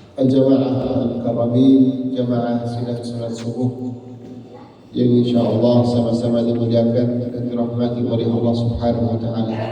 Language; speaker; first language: Indonesian; non-native, learner; Arabic